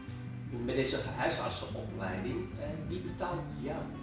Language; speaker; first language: Dutch; non-native, fluent; Indonesian